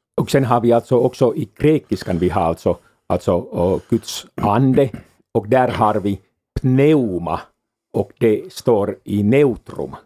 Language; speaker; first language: Swedish; non-native, fluent; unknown